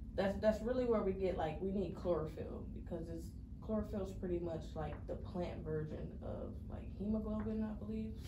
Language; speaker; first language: English; native; English